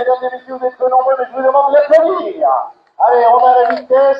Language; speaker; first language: French; native; French